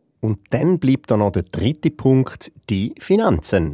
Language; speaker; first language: German; native; German